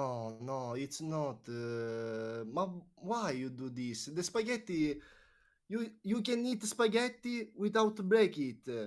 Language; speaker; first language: English; non-native, learner; Italian